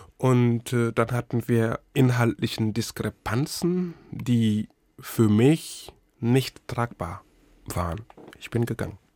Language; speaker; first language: German; non-native, fluent; Wolof